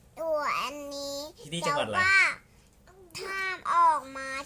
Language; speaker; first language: Thai; native; Thai